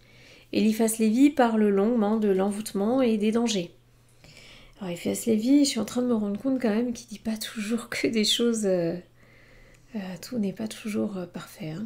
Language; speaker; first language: French; native; French